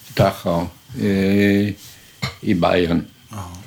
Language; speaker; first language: Swedish; early bilingual, other home language; German